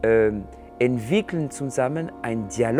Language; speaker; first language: German; non-native, fluent; French